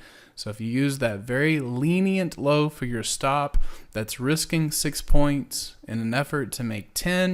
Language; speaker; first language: English; native; English